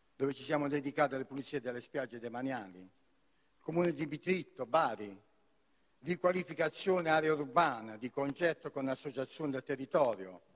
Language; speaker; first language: Italian; native; Italian